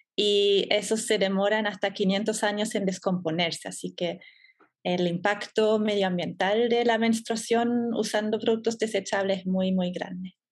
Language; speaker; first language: Spanish; non-native, fluent; German